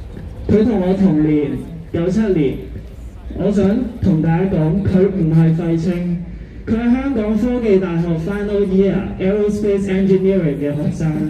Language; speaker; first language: Cantonese; native; Cantonese